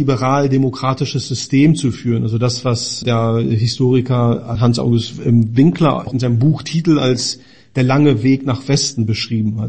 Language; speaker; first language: German; native; German